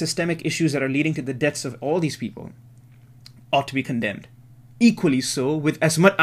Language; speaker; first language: English; native; English